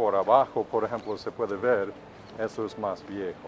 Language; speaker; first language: Spanish; non-native, fluent; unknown